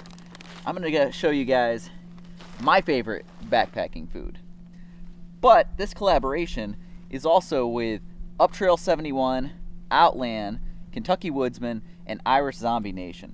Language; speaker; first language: English; native; English